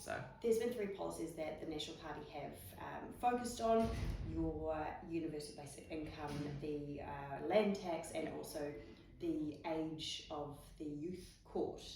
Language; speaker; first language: English; native; English